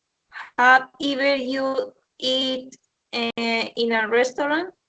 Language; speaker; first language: English; non-native, learner; Spanish